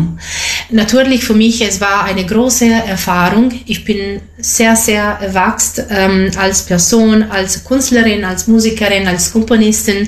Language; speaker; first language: German; non-native, fluent; Italian